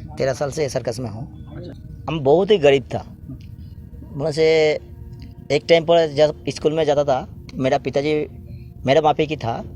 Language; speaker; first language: Hindi; non-native, local second language; Bangla